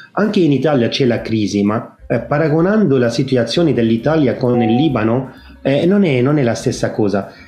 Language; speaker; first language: Italian; non-native, fluent; Arabic